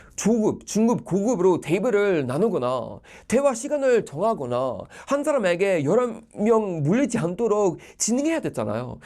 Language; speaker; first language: Korean; non-native, fluent; Swedish